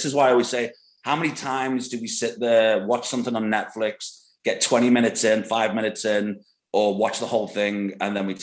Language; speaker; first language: English; native; English